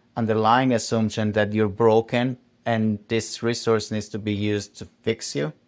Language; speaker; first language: English; non-native, fluent; Persian